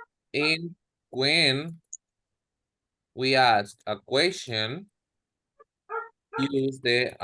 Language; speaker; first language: English; non-native, fluent; Spanish